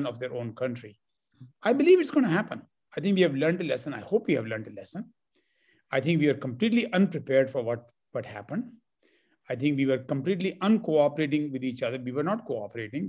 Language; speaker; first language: English; non-native, local second language; Hindi